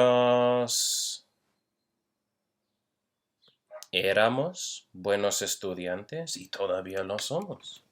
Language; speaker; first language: Spanish; non-native, fluent; English